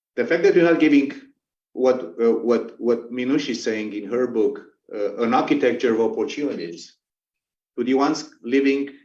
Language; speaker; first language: English; non-native, fluent; Romanian